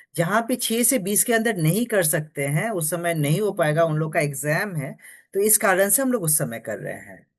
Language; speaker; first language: Hindi; non-native, local second language; Bangla